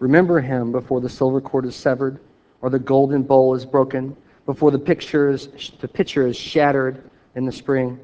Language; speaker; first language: English; native; English